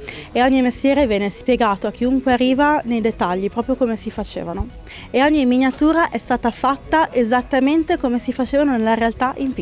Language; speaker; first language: Italian; native; Italian